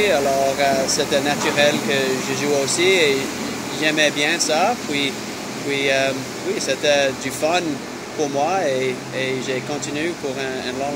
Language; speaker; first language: French; non-native, learner; English